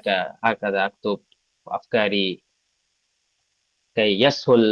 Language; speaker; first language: Arabic; non-native, fluent; Bangla